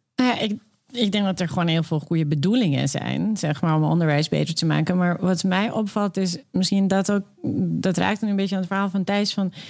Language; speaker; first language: Dutch; early bilingual, other home language; Serbian